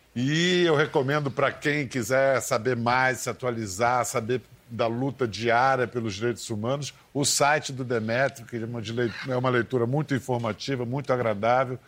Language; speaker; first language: Portuguese; native; Portuguese